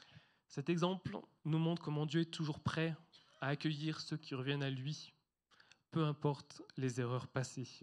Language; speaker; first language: French; native; French